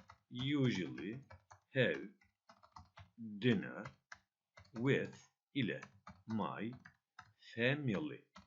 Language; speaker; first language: English; non-native, fluent; Turkish